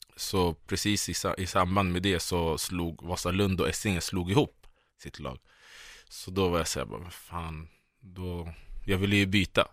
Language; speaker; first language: Swedish; early bilingual, other home language; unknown